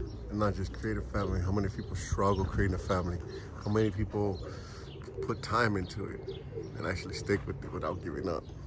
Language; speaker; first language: English; early bilingual, other home language; Spanish